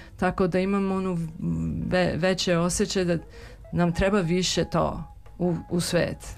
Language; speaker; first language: Serbian; early bilingual, heritage; Serbian